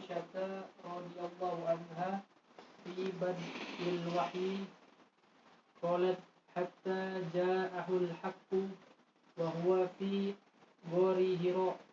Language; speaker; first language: Arabic; non-native, learner; Indonesian